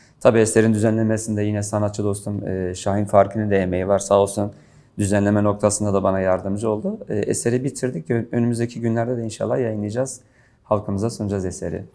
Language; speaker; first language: Turkish; non-native, local second language; Kurdish